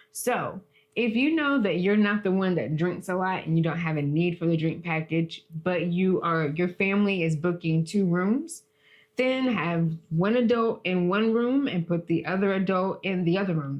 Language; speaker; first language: English; native; English